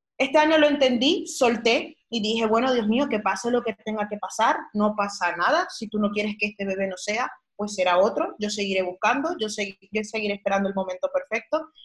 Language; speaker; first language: Spanish; native; Spanish